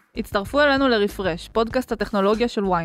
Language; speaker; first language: Hebrew; native; Hebrew